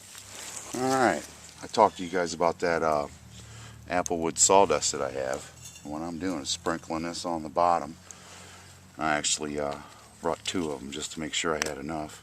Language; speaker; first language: English; native; English